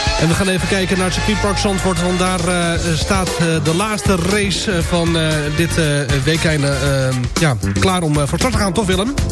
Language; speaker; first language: Dutch; native; Dutch